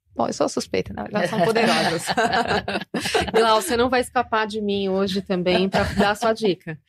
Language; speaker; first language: Portuguese; native; Portuguese